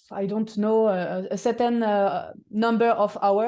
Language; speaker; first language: English; non-native, fluent; French